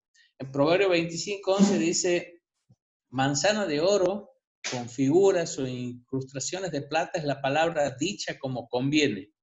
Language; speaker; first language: Spanish; native; Spanish